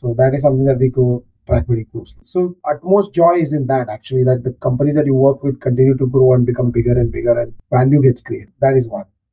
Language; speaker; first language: English; non-native, local second language; Marathi